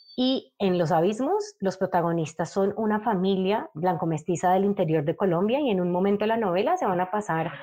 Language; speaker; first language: Spanish; native; Spanish